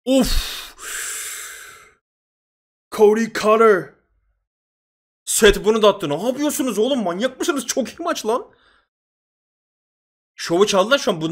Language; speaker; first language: Turkish; native; Turkish